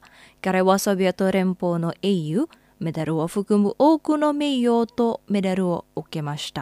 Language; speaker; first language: Japanese; non-native, fluent; Indonesian